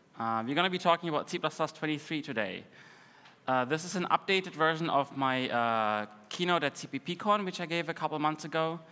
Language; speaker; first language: English; non-native, fluent; Russian